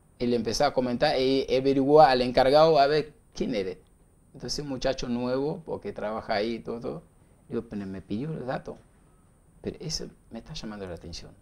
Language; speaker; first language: Spanish; non-native, learner; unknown